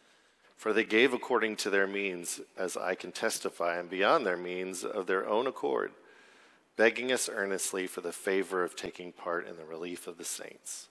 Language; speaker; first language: English; native; English